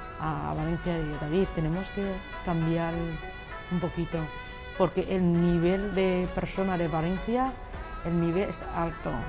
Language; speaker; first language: Spanish; non-native, learner; Chinese